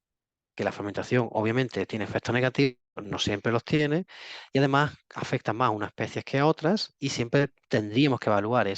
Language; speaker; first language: Spanish; native; Spanish